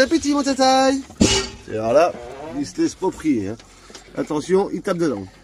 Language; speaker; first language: French; native; French